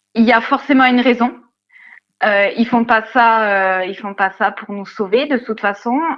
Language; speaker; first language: French; native; French